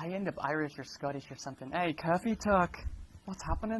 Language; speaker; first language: English; native; English